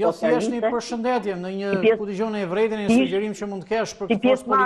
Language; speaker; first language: Albanian; native; Albanian